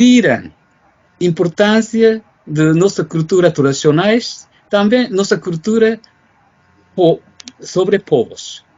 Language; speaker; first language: Portuguese; non-native, fluent; Japanese